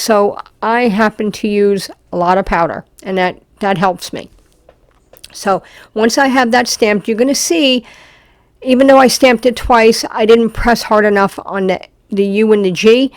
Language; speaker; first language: English; native; English